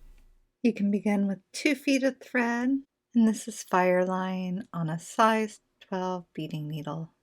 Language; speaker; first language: English; native; English